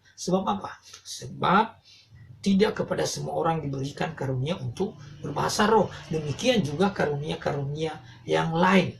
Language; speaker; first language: Indonesian; non-native, local second language; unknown